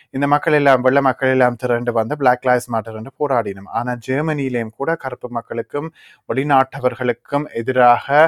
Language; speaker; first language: Tamil; early bilingual, heritage; Tamil